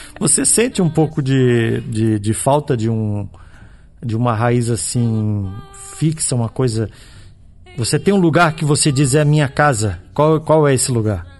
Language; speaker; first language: Portuguese; native; Portuguese